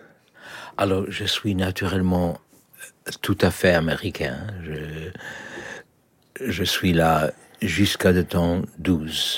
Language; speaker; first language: French; non-native, learner; Polish